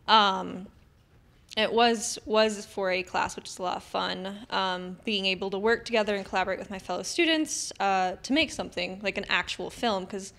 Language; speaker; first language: English; native; English